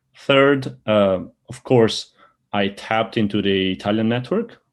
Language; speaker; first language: English; early bilingual, other home language; Albanian